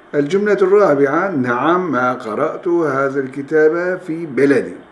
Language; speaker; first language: Arabic; non-native, fluent; Turkish